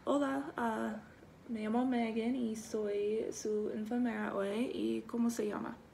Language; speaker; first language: Spanish; non-native, learner; English